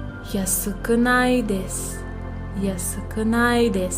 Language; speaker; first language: Japanese; non-native, fluent; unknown